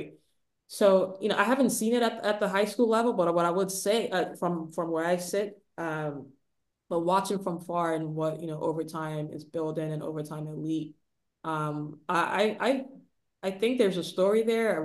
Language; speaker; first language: English; non-native, local second language; Igbo